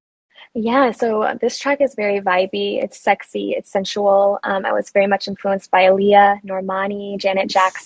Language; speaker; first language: English; native; English